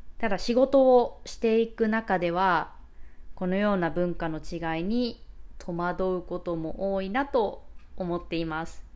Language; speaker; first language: Japanese; native; Japanese